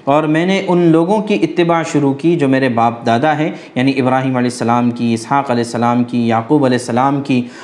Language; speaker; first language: Urdu; native; Urdu